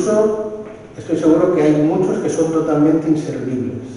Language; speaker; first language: Spanish; native; Spanish